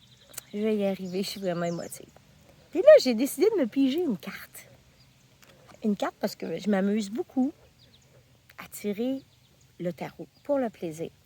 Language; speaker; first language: French; native; French